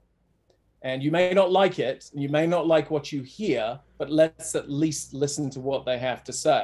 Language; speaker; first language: English; native; English